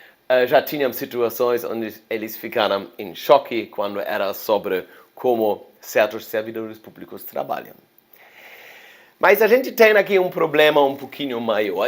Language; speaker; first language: Portuguese; non-native, fluent; German